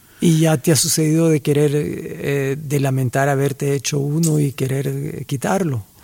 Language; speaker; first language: Spanish; native; Spanish